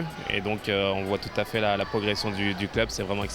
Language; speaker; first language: French; native; French